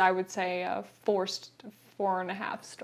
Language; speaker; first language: English; native; English